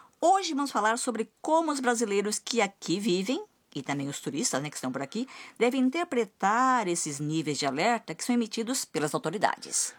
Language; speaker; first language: Portuguese; native; Portuguese